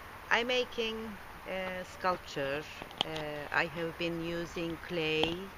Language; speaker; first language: English; non-native, learner; Turkish